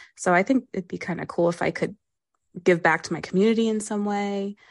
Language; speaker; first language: English; native; English